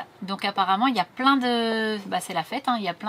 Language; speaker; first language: French; native; French